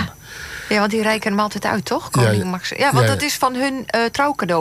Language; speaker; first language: Dutch; native; Dutch